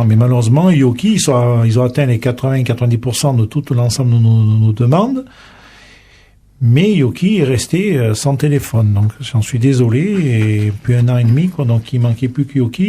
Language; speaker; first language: French; native; French